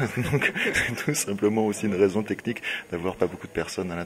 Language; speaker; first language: French; native; French